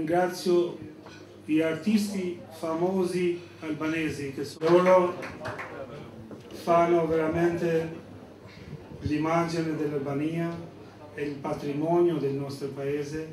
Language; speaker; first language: Italian; non-native, fluent; Albanian